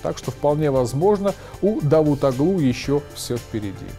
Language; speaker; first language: Russian; native; Russian